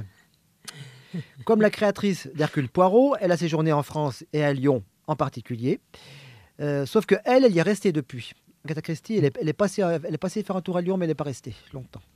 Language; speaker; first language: French; native; French